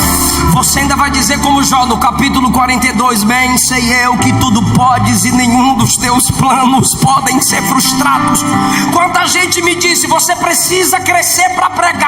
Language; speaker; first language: Portuguese; native; Portuguese